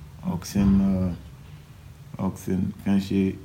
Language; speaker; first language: Swedish; non-native, learner; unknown